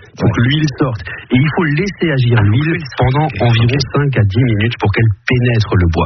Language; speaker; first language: French; native; French